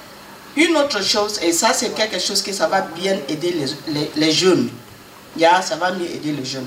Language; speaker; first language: French; non-native, learner; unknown